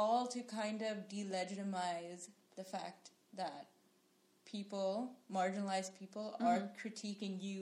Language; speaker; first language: English; non-native, local second language; Sinhala